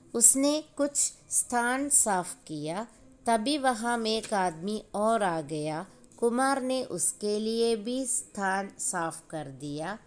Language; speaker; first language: Hindi; non-native, local second language; Malayalam